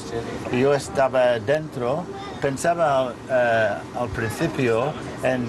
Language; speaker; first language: Spanish; non-native, learner; English